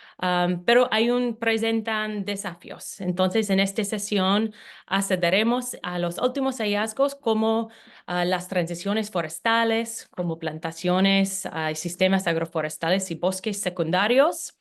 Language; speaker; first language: Spanish; non-native, fluent; English